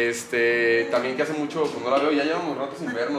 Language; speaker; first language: Spanish; native; Spanish